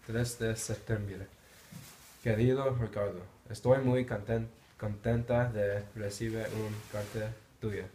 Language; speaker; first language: Spanish; non-native, learner; English